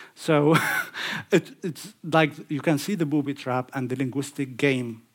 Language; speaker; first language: English; non-native, fluent; Arabic